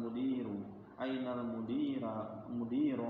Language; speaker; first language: Arabic; non-native, learner; Indonesian